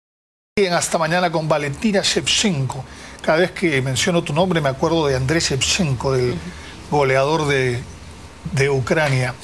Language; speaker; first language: Spanish; native; Spanish